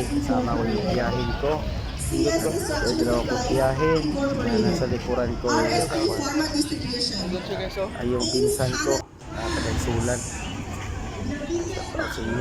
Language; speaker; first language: Filipino; non-native, local second language; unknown